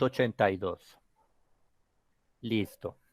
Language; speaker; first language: Spanish; native; Spanish